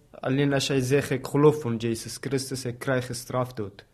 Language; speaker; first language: Dutch; non-native, learner; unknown